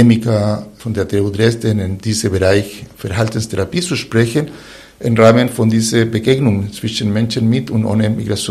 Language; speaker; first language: German; non-native, fluent; Spanish